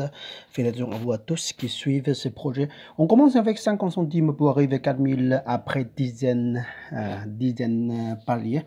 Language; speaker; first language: French; non-native, learner; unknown